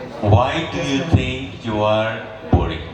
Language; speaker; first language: English; non-native, local second language; Kok Borok